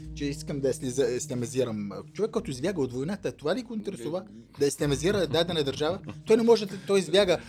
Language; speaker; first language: Bulgarian; non-native, fluent; Arabic